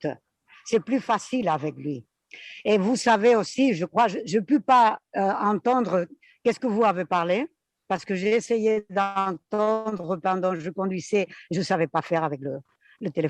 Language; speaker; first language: French; non-native, fluent; Spanish